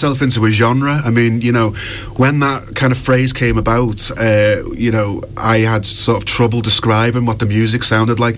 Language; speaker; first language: English; native; English